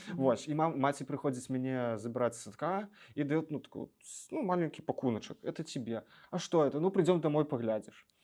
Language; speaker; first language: Belarusian; native; Belarusian